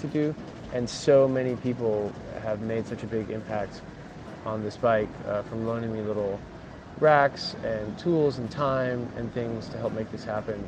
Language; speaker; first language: English; native; English